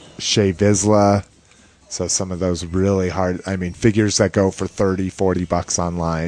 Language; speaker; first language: English; native; English